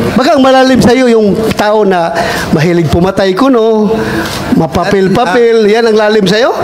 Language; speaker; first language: Filipino; non-native, local second language; Cebuano